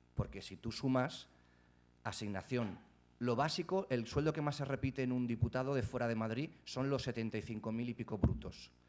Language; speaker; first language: Spanish; native; Spanish